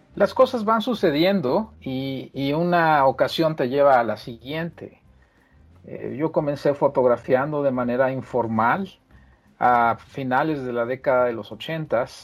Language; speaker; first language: Spanish; native; Spanish